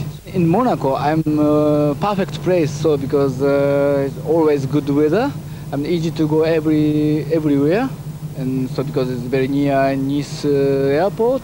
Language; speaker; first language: English; non-native, learner; Japanese